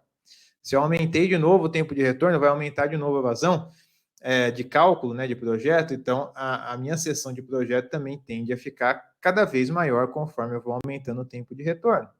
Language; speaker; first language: Portuguese; native; Portuguese